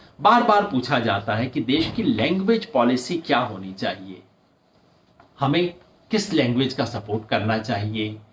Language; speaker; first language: Hindi; native; Hindi